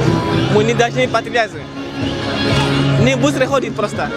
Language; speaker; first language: Russian; non-native, learner; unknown